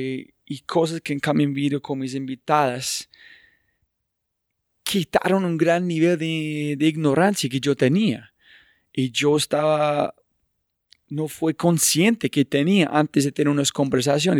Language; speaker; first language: Spanish; non-native, fluent; English